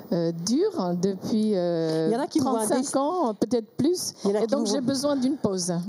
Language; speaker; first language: French; non-native, local second language; Kinyarwanda